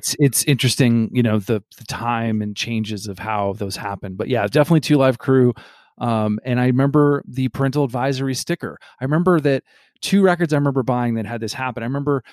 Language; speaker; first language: English; native; English